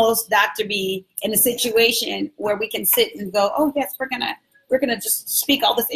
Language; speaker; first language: English; native; English